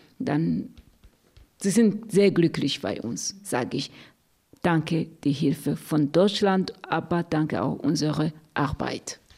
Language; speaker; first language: German; non-native, fluent; Rundi